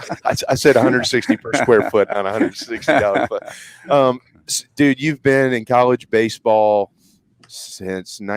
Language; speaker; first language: English; native; English